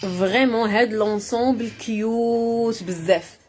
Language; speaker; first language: Arabic; native; Arabic